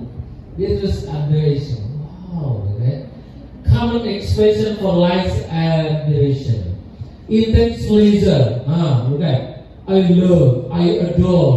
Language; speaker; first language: English; non-native, learner; Indonesian